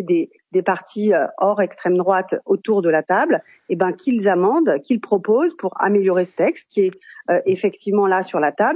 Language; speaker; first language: French; native; French